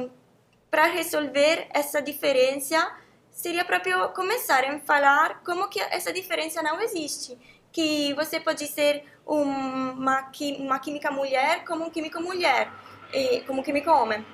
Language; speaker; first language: Portuguese; non-native, fluent; Italian